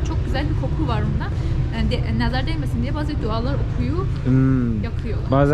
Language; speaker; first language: Turkish; non-native, fluent; Persian